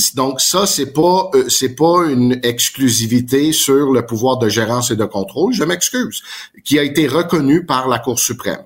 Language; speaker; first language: French; non-native, local second language; English